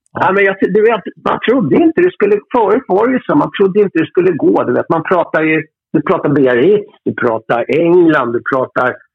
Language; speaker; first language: Swedish; native; Swedish